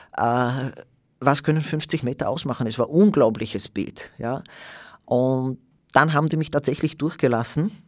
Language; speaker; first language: German; non-native, fluent; Slovak